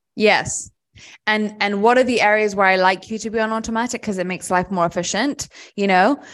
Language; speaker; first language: English; native; English